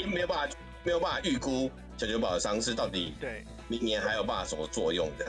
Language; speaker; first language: Chinese; native; Chinese